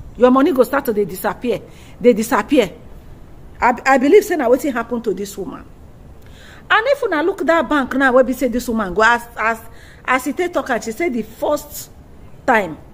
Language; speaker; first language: Nigerian Pidgin; native; Nigerian Pidgin